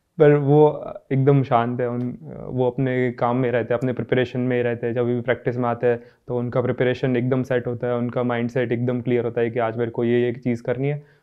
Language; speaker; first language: Hindi; non-native, local second language; Gujarati